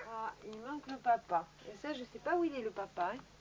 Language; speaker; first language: French; native; French